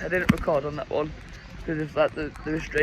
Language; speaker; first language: English; native; English